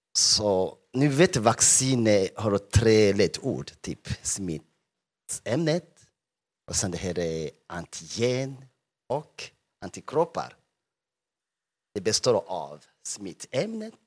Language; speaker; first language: Swedish; non-native, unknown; Rundi